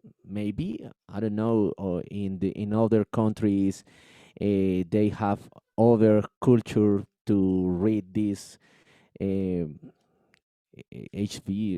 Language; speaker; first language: English; non-native, learner; Spanish